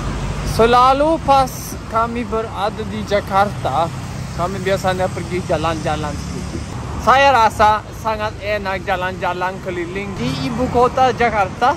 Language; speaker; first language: Indonesian; non-native, fluent; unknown